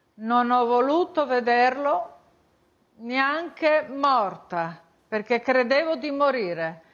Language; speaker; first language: Italian; native; Italian